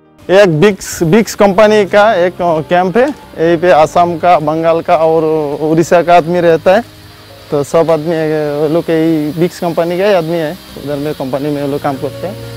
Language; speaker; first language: Hindi; non-native, local second language; Bangla